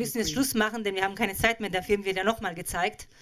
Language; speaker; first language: German; native; German